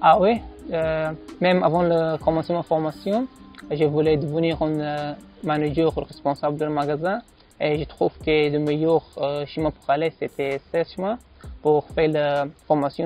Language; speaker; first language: French; non-native, learner; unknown